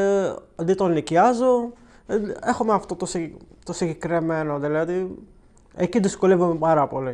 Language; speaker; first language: Greek; non-native, fluent; Arabic